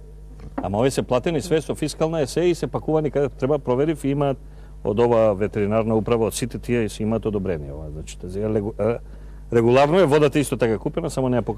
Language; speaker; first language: Macedonian; native; Macedonian